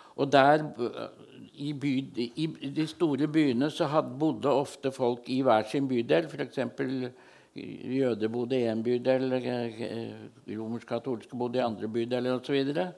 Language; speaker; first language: Norwegian; native; Norwegian